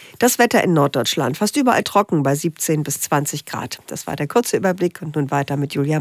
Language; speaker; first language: German; native; German